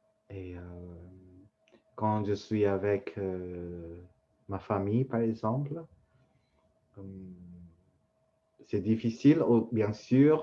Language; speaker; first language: French; non-native, fluent; Vietnamese